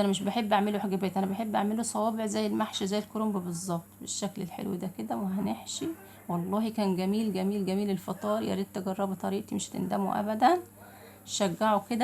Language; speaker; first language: Arabic; native; Arabic